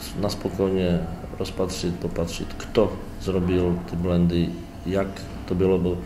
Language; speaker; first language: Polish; non-native, learner; Slovak